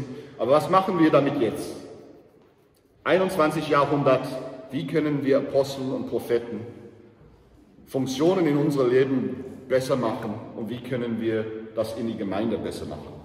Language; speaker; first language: German; non-native, learner; English